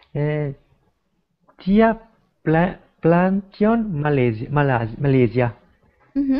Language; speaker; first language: English; non-native, learner; Italian